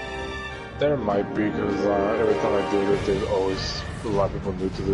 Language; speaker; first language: English; native; English